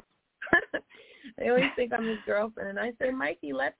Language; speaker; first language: English; native; English